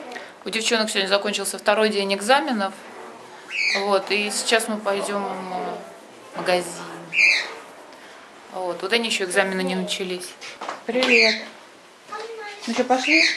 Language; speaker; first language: Russian; native; Russian